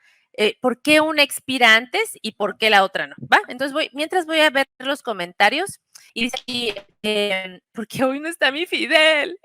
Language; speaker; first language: Spanish; native; Spanish